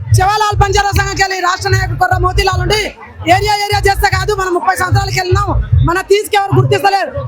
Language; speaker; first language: Telugu; non-native, local second language; Lambadi